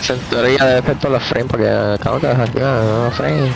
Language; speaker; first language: Spanish; native; Spanish